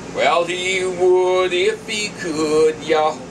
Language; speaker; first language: English; native; English